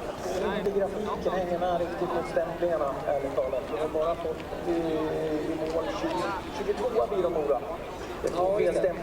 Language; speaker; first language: Swedish; native; Swedish